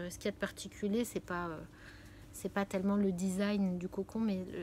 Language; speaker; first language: French; native; French